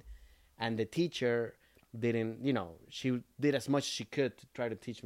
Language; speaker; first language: English; early bilingual, other home language; Spanish